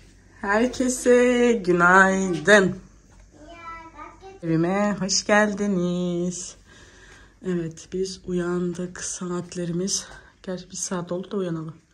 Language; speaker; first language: Turkish; native; Turkish